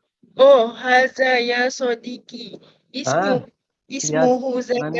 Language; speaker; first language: Arabic; non-native, learner; Malay